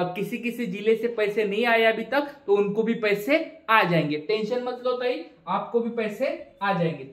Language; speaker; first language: Hindi; non-native, local second language; Marathi